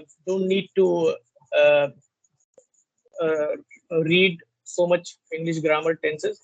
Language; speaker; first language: English; non-native, learner; Hindi